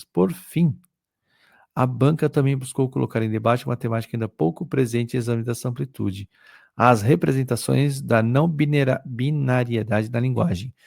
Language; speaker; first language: Portuguese; native; Portuguese